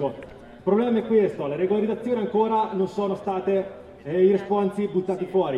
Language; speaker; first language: Italian; native; Italian